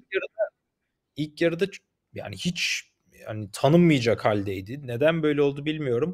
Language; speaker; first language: Turkish; native; Turkish